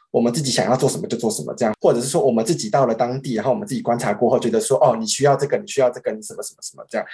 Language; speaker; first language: Chinese; native; Chinese